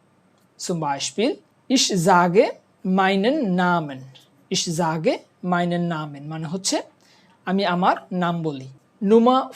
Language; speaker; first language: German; non-native, fluent; Bangla